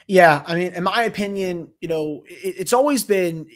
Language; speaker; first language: English; native; English